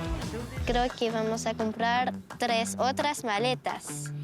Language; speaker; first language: Spanish; non-native, learner; French